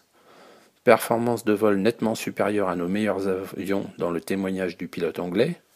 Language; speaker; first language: French; native; French